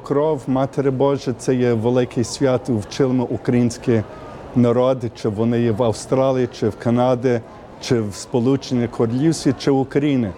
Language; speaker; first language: Ukrainian; early bilingual, heritage; Ukrainian